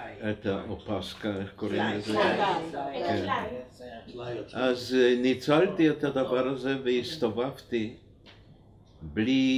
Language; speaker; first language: Hebrew; non-native, fluent; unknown